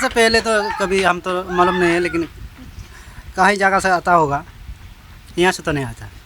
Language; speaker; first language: Hindi; non-native, local second language; Santali